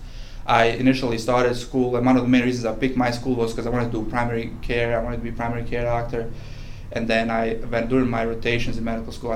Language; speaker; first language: English; non-native, fluent; Bosnian